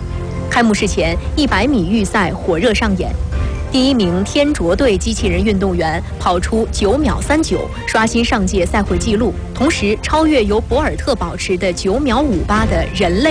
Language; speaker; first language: Chinese; native; Chinese